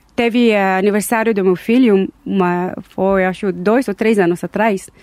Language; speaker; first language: Portuguese; non-native, learner; Hebrew